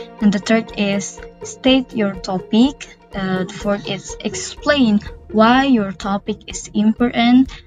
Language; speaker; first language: English; non-native, learner; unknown